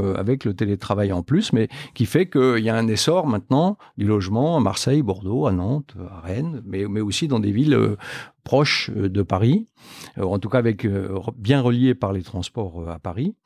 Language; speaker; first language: French; native; French